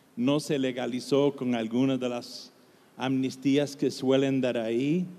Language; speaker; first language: Spanish; non-native, fluent; English